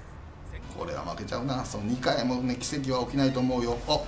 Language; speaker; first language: Japanese; native; Japanese